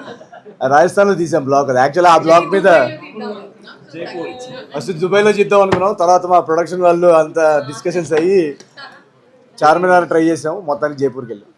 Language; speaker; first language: Telugu; native; Telugu